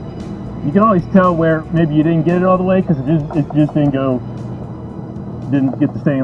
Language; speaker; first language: English; native; English